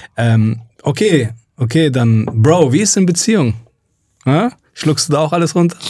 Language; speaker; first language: German; native; German